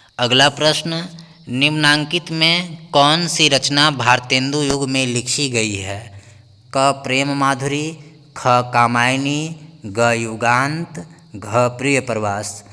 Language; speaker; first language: Hindi; native; Hindi